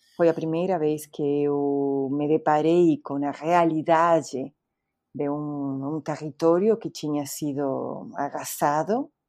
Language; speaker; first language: Portuguese; non-native, fluent; Spanish